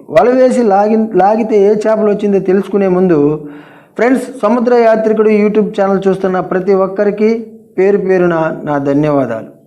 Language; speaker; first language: Telugu; non-native, local second language; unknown